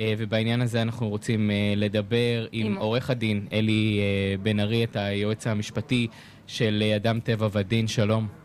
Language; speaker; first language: Hebrew; native; Hebrew